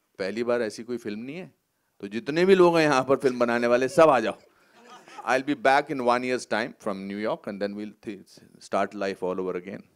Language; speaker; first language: Hindi; native; Hindi